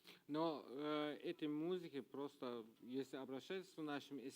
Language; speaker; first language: Russian; non-native, learner; Persian